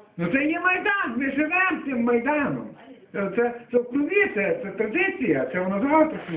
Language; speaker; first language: Ukrainian; native; Ukrainian